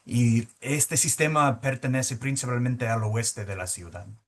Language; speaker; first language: Spanish; early bilingual, heritage; Spanish